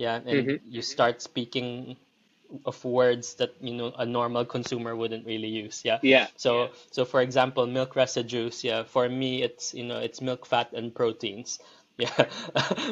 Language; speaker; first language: English; non-native, local second language; Filipino